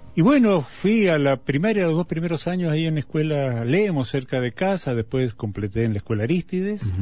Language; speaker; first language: Spanish; native; Spanish